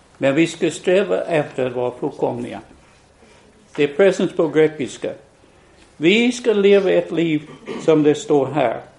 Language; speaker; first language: Swedish; non-native, fluent; English